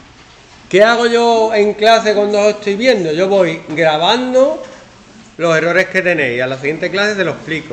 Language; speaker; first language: Spanish; native; Spanish